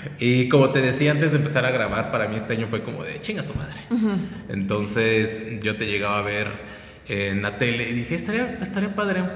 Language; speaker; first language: Spanish; native; Spanish